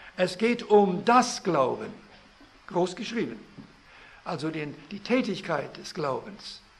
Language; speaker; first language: German; early bilingual, heritage; German